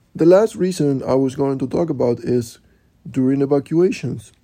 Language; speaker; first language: English; non-native, fluent; Spanish